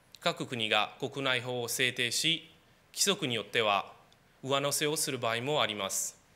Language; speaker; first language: Japanese; non-native, fluent; Romanian